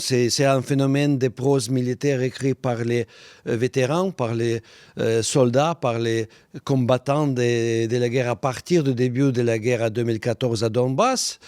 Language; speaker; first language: French; non-native, fluent; Russian